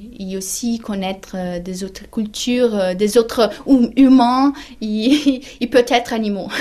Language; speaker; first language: French; non-native, fluent; Portuguese